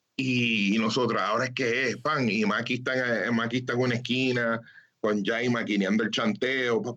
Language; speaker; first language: Spanish; early bilingual, heritage; Spanish